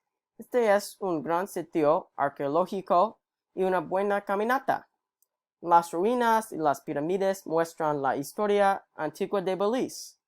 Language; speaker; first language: Spanish; non-native, learner; English